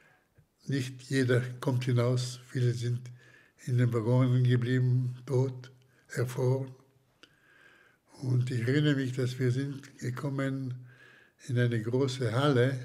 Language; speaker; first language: German; non-native, fluent; Slovak